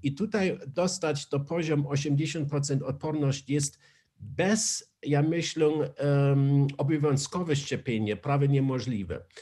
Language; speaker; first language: Polish; non-native, learner; German